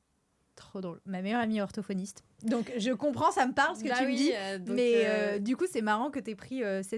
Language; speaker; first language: French; native; French